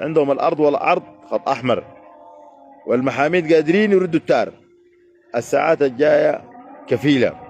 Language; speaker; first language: Arabic; native; Arabic